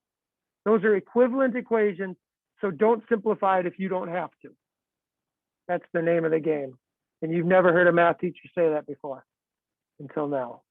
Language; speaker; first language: English; native; English